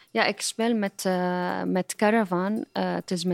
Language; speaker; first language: Dutch; non-native, fluent; Arabic